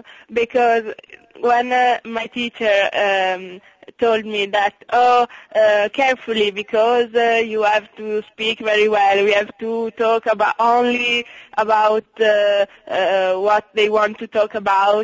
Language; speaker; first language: English; non-native, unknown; Italian